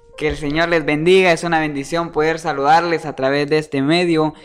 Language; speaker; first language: Spanish; native; Spanish